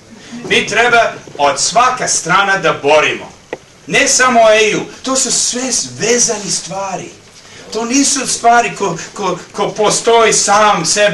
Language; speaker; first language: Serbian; early bilingual, heritage; Serbian